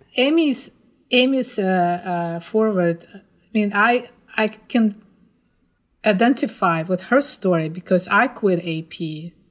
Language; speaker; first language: English; non-native, fluent; Russian